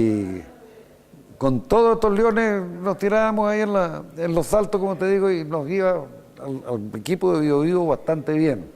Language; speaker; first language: Spanish; native; Spanish